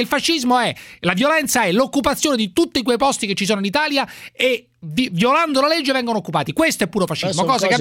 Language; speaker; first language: Italian; native; Italian